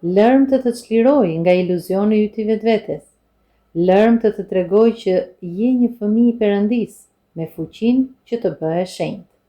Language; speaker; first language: Albanian; non-native, fluent; English